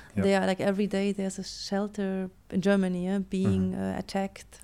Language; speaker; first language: English; non-native, fluent; German